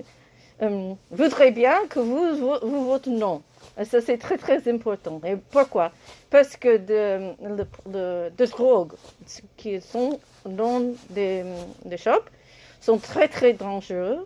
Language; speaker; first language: French; non-native, learner; English